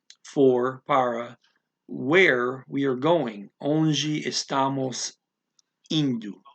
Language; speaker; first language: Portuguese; non-native, learner; English